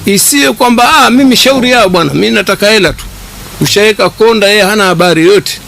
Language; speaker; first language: Swahili; native; Swahili